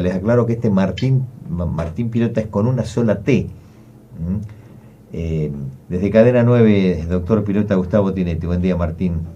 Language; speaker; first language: Spanish; native; Spanish